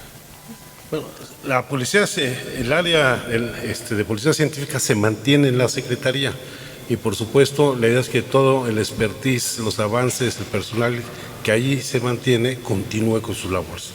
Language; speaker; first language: Spanish; native; Spanish